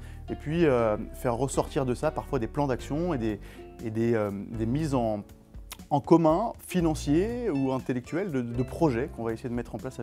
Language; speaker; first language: French; native; French